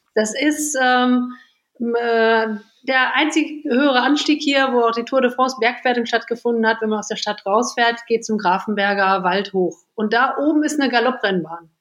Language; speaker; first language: German; native; German